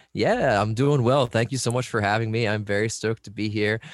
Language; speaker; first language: English; native; English